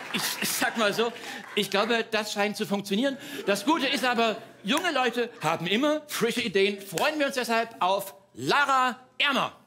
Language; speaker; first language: German; native; German